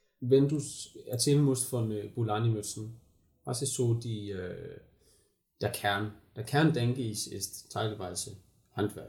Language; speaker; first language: German; non-native, fluent; Danish